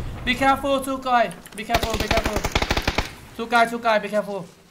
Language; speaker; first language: English; non-native, learner; Thai